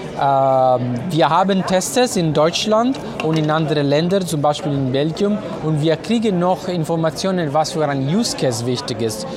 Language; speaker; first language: German; non-native, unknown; Italian